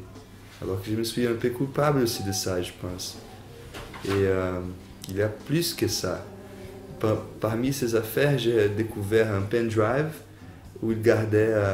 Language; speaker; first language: French; non-native, fluent; Portuguese